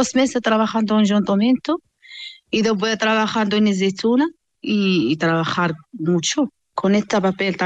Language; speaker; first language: Spanish; non-native, learner; Arabic